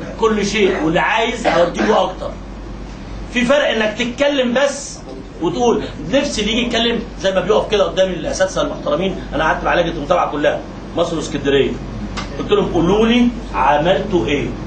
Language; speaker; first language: Egyptian Arabic; non-native, local second language; Arabic